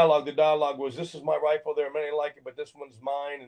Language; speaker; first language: English; native; English